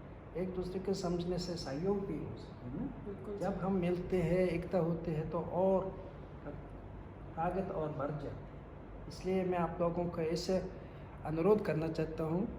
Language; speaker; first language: Hindi; non-native, fluent; Mongolian